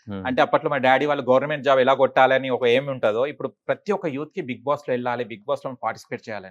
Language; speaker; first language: Telugu; native; Telugu